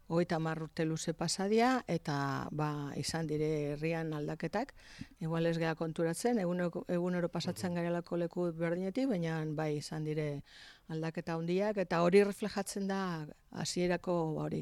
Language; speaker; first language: Basque; native; Basque